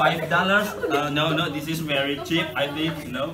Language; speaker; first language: English; non-native, learner; Indonesian